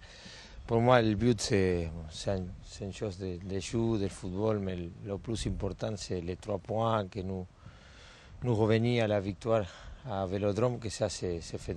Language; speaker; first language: French; non-native, learner; Spanish